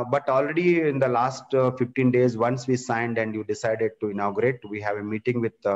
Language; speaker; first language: English; non-native, local second language; Kannada